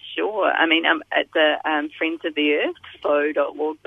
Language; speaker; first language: English; native; English